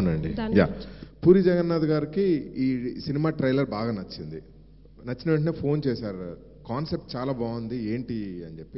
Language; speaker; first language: Telugu; native; Telugu